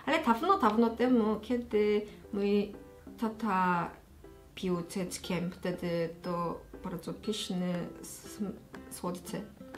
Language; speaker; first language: Polish; non-native, learner; Korean